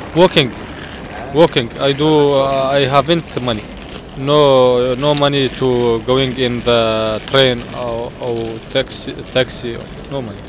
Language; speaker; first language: English; non-native, learner; Arabic